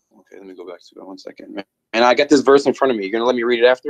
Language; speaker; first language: English; native; English